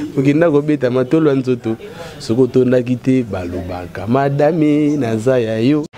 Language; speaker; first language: Lingala; native; Lingala